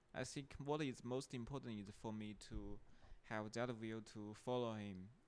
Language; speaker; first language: English; non-native, fluent; Chinese